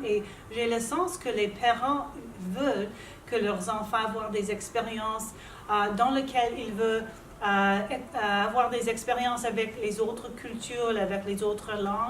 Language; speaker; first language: French; non-native, local second language; English